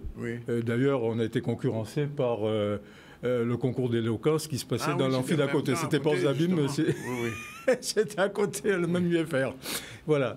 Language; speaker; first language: French; native; French